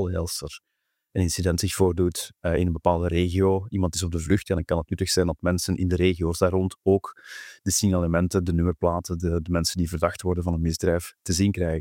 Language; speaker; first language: Dutch; native; Dutch